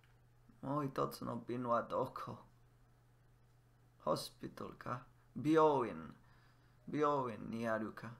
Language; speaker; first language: Japanese; non-native, learner; English